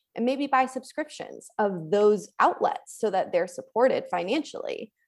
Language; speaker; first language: English; native; English